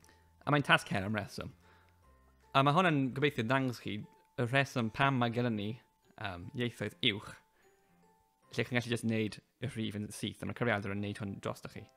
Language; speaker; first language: Welsh; native; Welsh